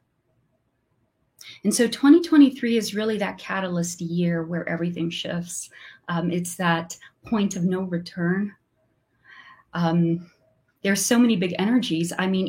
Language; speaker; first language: English; non-native, fluent; Portuguese